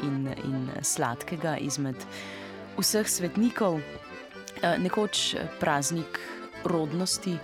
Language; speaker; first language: Slovenian; native; Slovenian